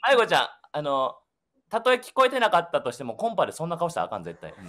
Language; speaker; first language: Japanese; native; Japanese